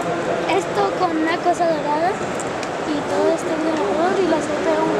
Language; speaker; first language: Spanish; native; Spanish